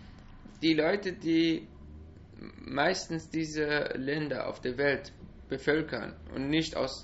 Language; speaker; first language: German; non-native, learner; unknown